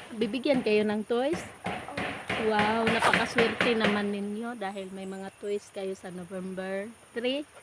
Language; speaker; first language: Filipino; native; Filipino